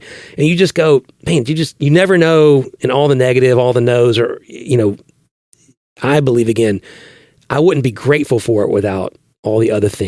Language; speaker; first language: English; native; English